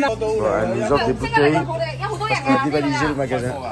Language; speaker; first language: French; native; French